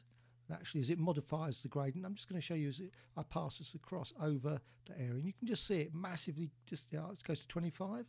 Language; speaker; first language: English; native; English